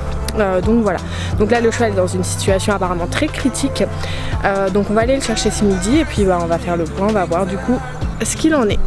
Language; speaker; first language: French; native; French